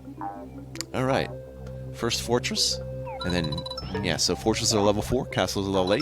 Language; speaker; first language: English; native; English